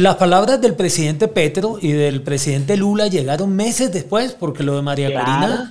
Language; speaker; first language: Spanish; native; Spanish